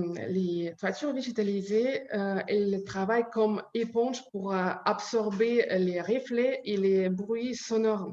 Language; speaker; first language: French; non-native, learner; Ukrainian